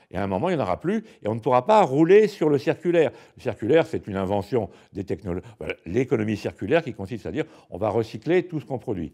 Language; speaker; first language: French; native; French